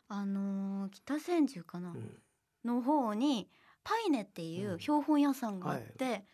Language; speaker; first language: Japanese; non-native, fluent; Korean